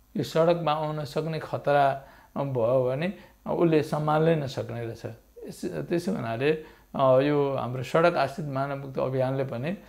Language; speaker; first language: Nepali; native; Nepali